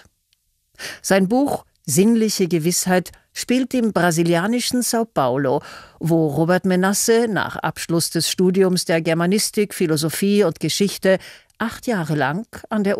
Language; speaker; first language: German; native; German